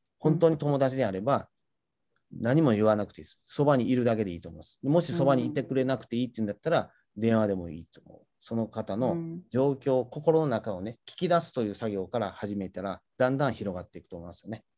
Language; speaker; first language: Japanese; native; Japanese